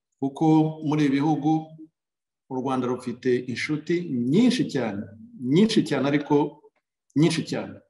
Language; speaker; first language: Kinyarwanda; native; Kinyarwanda